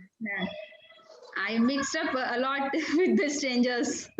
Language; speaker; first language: English; non-native, learner; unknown